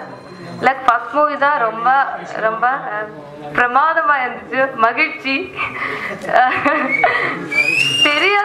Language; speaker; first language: Tamil; non-native, learner; Malayalam